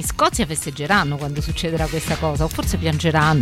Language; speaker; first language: Italian; native; Italian